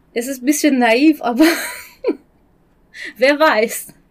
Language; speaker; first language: German; non-native, fluent; Persian